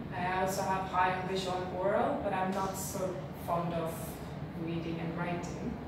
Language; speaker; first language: English; non-native, fluent; Swedish